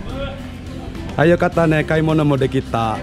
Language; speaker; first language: Japanese; non-native, fluent; Indonesian